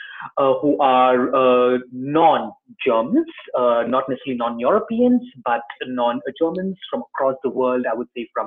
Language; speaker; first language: English; non-native, local second language; Tamil